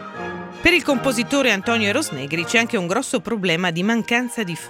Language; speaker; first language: Italian; native; Italian